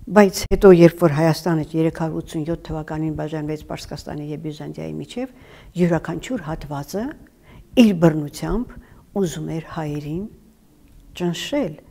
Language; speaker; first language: Armenian; native; Armenian